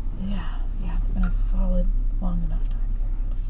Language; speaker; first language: English; native; English